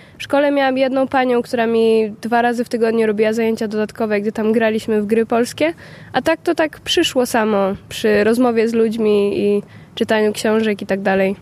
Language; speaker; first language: Polish; early bilingual, other home language; Hindi